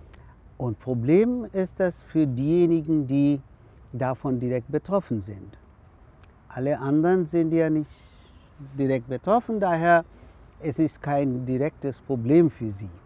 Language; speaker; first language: German; non-native, fluent; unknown